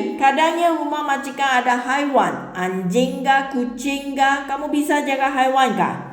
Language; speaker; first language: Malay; non-native, local second language; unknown